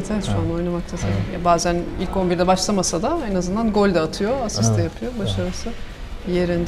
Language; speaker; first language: Turkish; native; Turkish